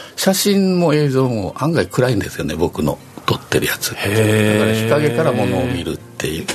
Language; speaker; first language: Japanese; native; Japanese